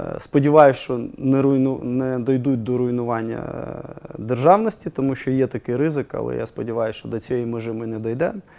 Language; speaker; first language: Ukrainian; non-native, local second language; Russian